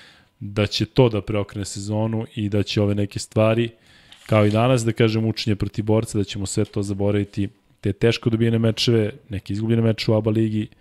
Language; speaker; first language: Serbian; native; Serbian